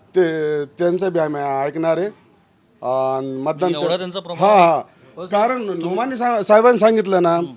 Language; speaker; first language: Marathi; non-native, local second language; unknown